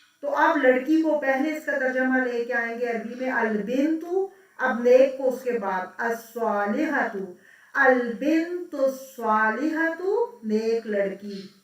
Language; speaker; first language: Urdu; native; Urdu